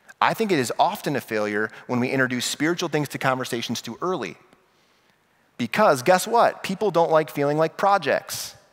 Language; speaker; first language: English; native; English